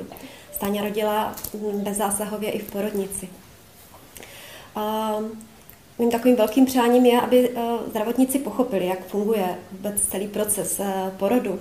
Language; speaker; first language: Czech; native; Czech